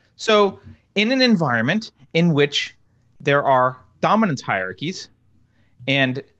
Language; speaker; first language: English; native; English